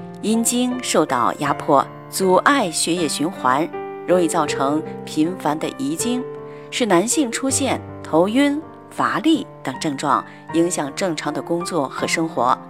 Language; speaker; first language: Chinese; native; Chinese